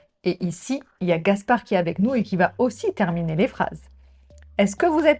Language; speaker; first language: French; native; French